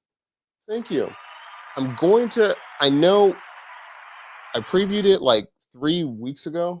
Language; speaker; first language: English; native; English